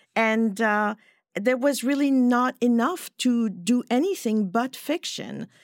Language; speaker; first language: English; non-native, fluent; French